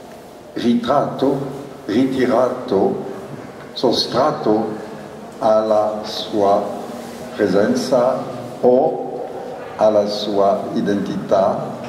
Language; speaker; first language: Italian; non-native, learner; French